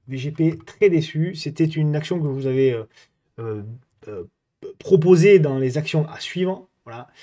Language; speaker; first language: French; native; French